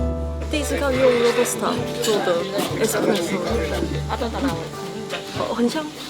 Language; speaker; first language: Chinese; non-native, fluent; Korean